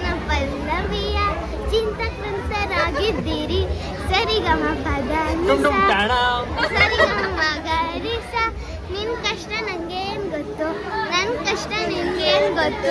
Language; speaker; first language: Kannada; native; Kannada